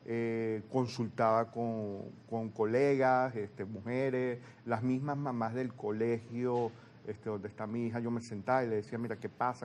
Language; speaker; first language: Spanish; native; Spanish